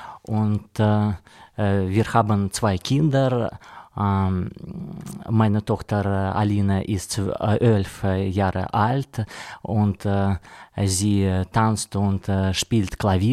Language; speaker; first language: German; non-native, learner; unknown